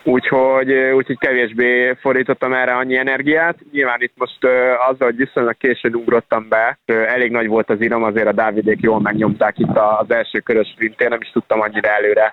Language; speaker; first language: Hungarian; native; Hungarian